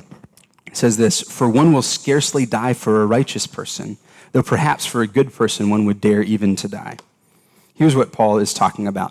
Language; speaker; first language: English; native; English